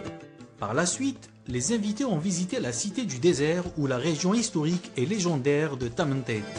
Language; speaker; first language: French; non-native, local second language; Arabic